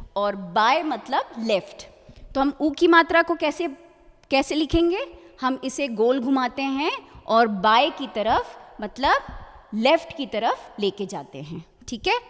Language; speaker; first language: Hindi; native; Hindi